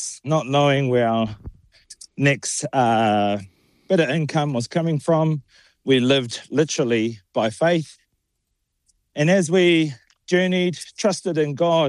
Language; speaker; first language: English; native; English